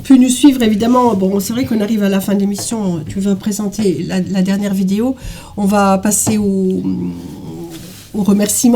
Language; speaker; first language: French; native; French